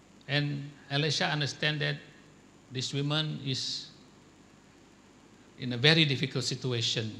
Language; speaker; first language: English; non-native, local second language; Malay